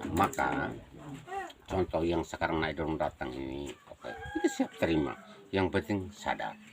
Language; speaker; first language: Indonesian; non-native, local second language; Tetum